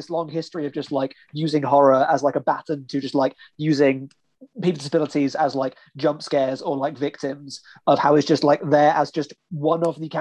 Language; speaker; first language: English; native; English